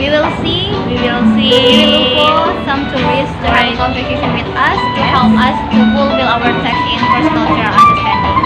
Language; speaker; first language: English; non-native, learner; Indonesian